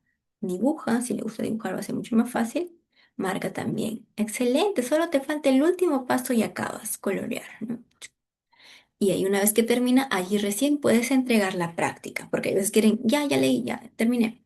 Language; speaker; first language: Spanish; native; Spanish